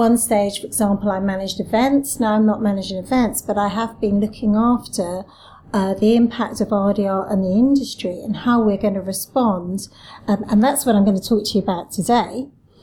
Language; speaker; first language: English; native; English